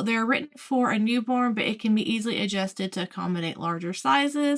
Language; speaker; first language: English; native; English